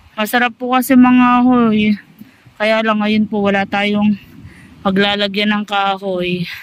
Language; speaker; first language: Filipino; native; Filipino